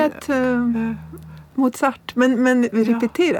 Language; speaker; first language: Swedish; non-native, fluent; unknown